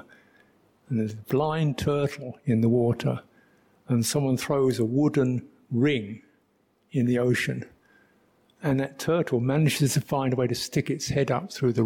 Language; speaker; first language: English; native; English